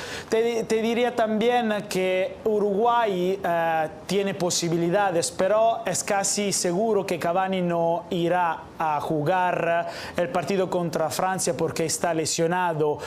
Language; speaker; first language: Spanish; non-native, fluent; Italian